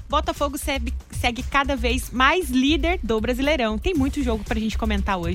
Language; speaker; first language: Portuguese; native; Portuguese